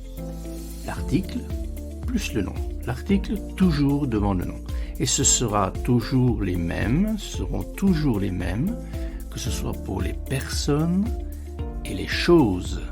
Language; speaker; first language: French; non-native, fluent; Italian